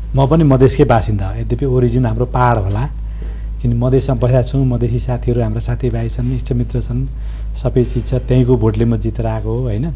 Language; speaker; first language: Nepali; native; Nepali